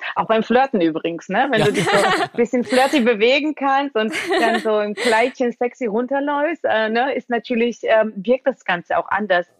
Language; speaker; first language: German; early bilingual, other home language; Georgian